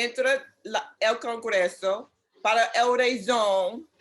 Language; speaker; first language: Spanish; non-native, learner; English